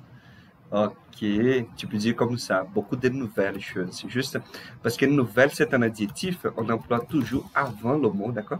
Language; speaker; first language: French; non-native, fluent; Portuguese